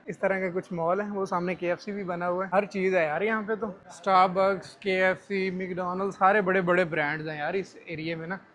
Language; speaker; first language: Urdu; non-native, local second language; Punjabi